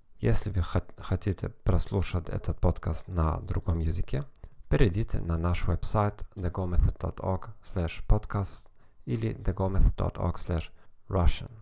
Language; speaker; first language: Russian; non-native, learner; German